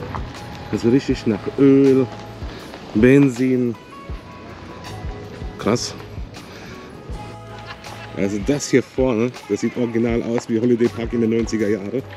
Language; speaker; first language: German; native; German